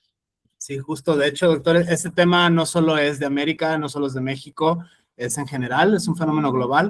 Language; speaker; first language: Spanish; native; Spanish